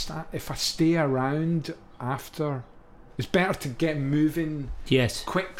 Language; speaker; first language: English; native; English